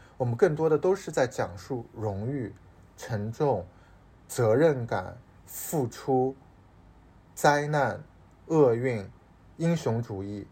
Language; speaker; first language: Chinese; native; Chinese